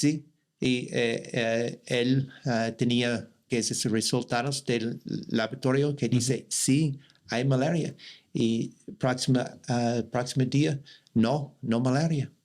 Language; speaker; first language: Spanish; non-native, learner; English